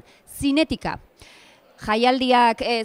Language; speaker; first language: Basque; native; Basque